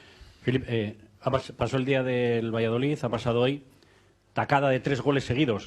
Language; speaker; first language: Spanish; native; Spanish